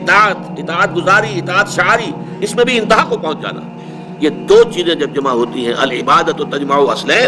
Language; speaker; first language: Urdu; native; Urdu